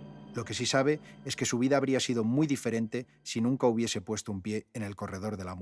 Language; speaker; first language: Spanish; native; Spanish